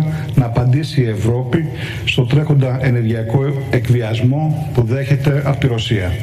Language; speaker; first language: Greek; native; Greek